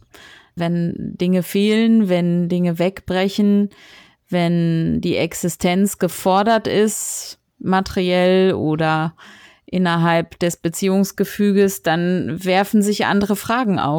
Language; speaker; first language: German; native; German